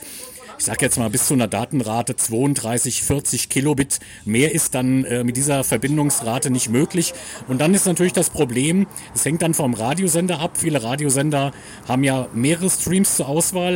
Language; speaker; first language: German; native; German